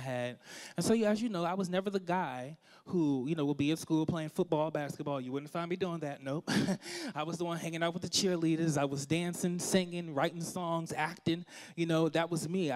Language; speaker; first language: English; native; English